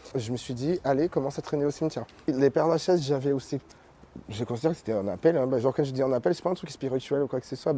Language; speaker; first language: French; non-native, fluent; Portuguese